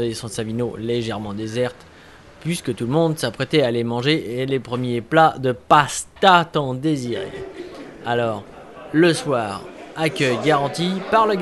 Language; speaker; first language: French; native; French